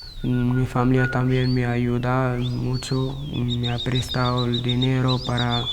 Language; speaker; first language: Spanish; non-native, learner; Arabic